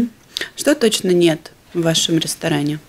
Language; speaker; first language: Russian; native; Russian